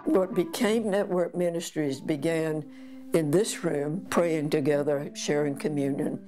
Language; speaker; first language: English; native; English